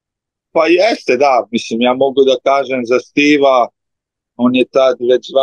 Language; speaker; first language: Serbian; early bilingual, heritage; Slovenian